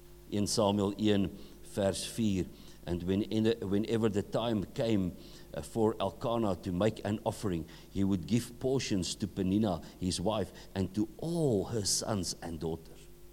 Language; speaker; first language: English; non-native, local second language; Afrikaans